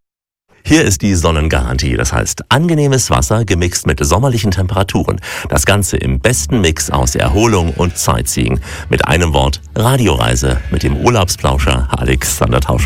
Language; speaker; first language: German; native; German